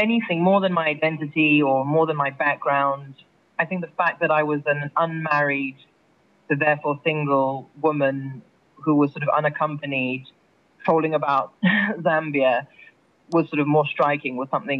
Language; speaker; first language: English; native; English